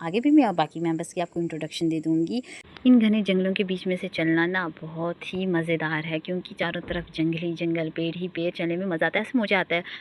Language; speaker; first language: Hindi; non-native, local second language; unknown